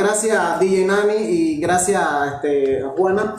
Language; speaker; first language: Spanish; non-native, local second language; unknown